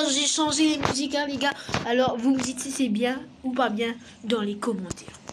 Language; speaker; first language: French; native; French